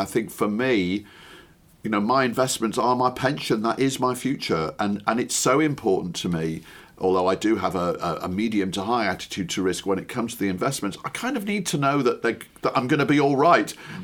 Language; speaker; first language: English; native; English